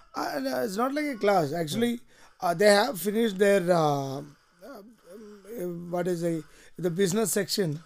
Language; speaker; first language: English; non-native, local second language; Malayalam